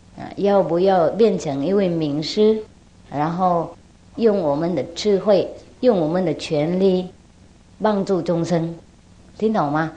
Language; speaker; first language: Chinese; non-native, fluent; Vietnamese